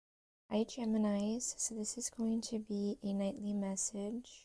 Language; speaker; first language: English; native; English